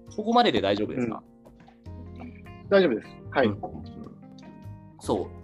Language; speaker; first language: Japanese; native; Japanese